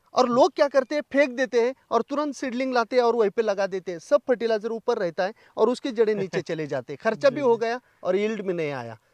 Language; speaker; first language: Hindi; non-native, local second language; Marathi